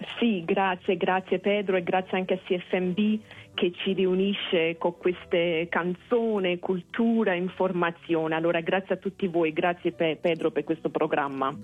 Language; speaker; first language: Italian; early bilingual, other home language; French